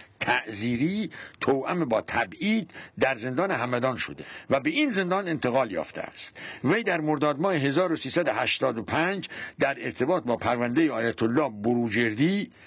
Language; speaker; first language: Persian; non-native, local second language; Central Kurdish